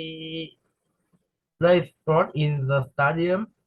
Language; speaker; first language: English; non-native, learner; Vietnamese